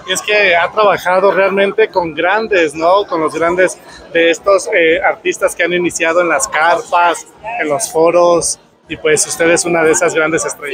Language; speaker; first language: Spanish; native; Spanish